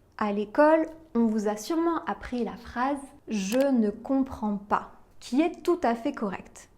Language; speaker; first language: French; native; French